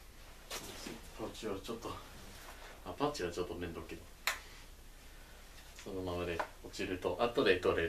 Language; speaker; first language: Japanese; non-native, learner; English